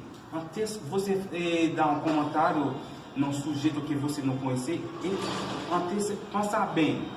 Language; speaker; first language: Portuguese; non-native, learner; Haitian Creole